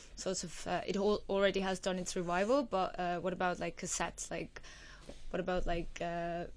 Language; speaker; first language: English; non-native, fluent; Estonian